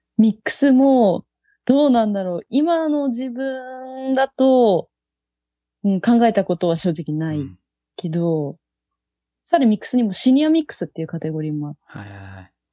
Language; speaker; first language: Japanese; native; Japanese